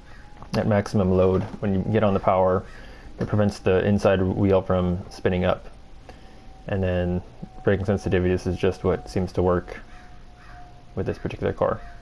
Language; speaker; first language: English; native; English